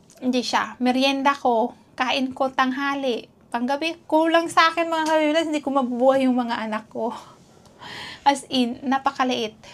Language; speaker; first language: Filipino; non-native, local second language; Cebuano